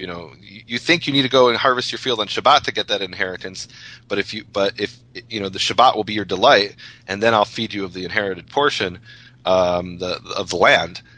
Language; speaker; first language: English; native; English